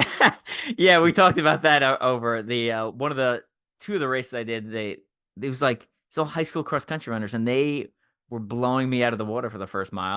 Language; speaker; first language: English; native; English